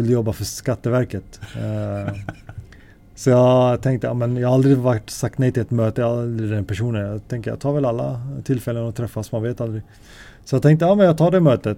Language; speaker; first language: Swedish; native; Swedish